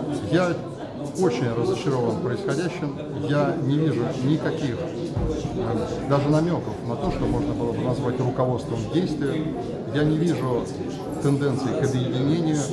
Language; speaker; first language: Russian; native; Russian